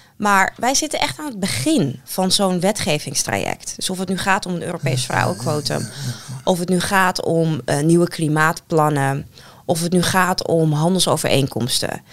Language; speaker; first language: Dutch; native; Dutch